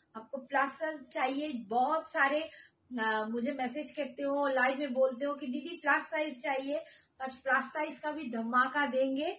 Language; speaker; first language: Hindi; non-native, local second language; Bangla